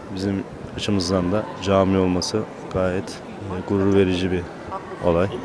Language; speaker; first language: Turkish; native; Turkish